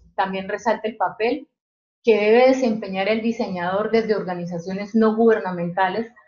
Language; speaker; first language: Spanish; native; Spanish